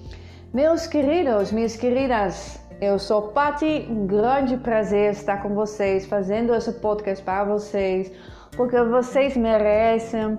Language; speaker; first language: Portuguese; non-native, fluent; Dutch